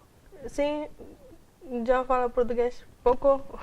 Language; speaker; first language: Portuguese; non-native, learner; Urdu